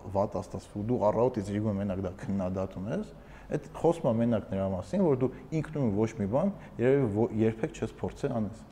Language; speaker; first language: Armenian; native; Armenian